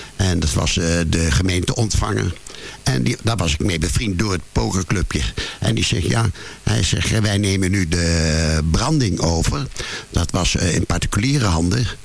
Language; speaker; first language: Dutch; native; Dutch